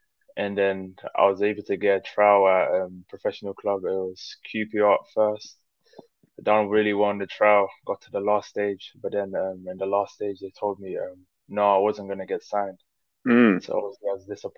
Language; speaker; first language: English; native; English